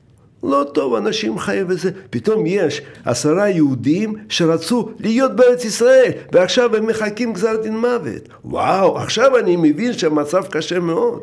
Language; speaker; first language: Hebrew; non-native, fluent; Russian